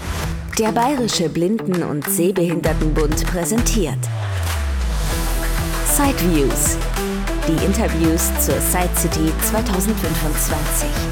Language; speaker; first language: German; native; German